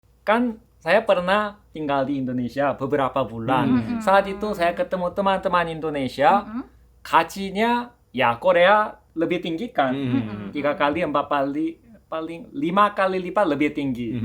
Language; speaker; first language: Indonesian; non-native, fluent; Korean